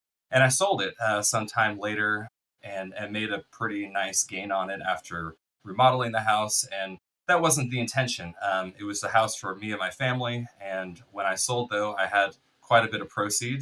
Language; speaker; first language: English; native; English